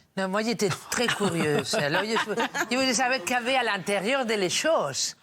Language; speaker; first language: French; non-native, fluent; Spanish